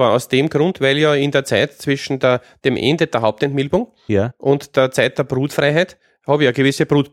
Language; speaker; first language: German; native; German